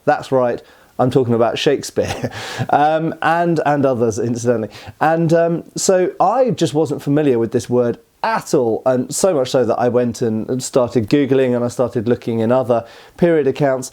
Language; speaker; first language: English; native; English